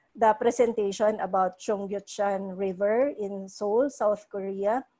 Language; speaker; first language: English; non-native, local second language; Cebuano